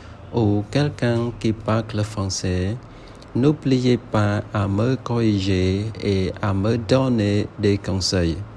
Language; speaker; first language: French; non-native, learner; Khmer